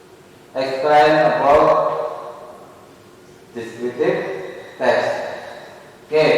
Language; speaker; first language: English; non-native, learner; Indonesian